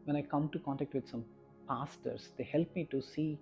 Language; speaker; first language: English; non-native, local second language; Kannada